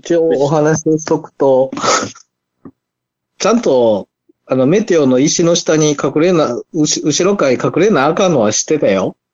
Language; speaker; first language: Japanese; native; Japanese